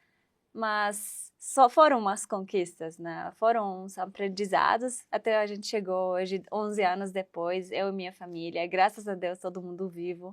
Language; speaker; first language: Portuguese; non-native, fluent; Arabic